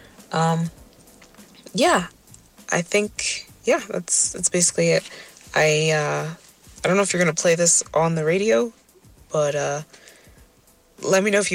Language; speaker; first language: English; native; English